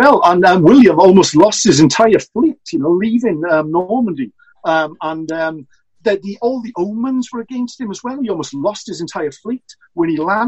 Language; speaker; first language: English; native; English